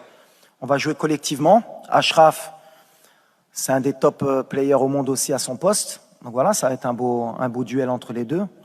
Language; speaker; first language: French; native; French